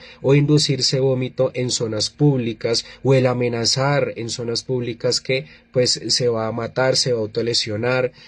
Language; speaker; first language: Spanish; native; Spanish